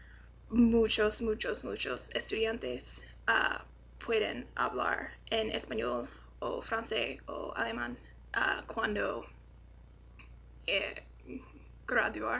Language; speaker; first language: Spanish; non-native, learner; English